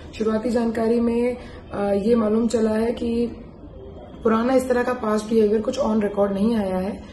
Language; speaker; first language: Hindi; native; Hindi